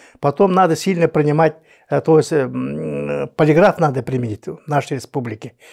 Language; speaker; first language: Russian; non-native, local second language; Yakut